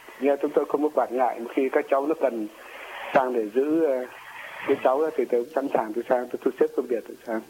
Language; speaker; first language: Vietnamese; native; Vietnamese